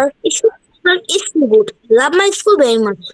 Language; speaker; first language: English; non-native, learner; Bangla